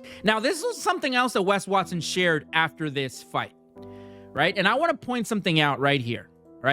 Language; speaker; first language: English; native; English